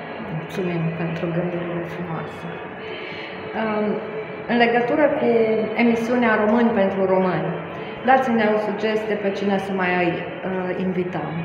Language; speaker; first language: Romanian; native; Romanian